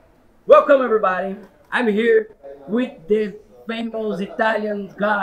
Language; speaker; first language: English; non-native, learner; Portuguese